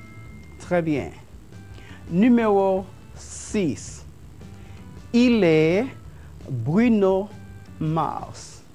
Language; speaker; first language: French; non-native, fluent; Spanish